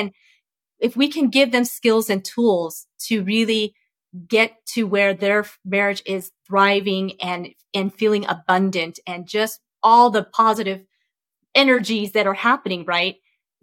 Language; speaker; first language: English; early bilingual, other home language; Vietnamese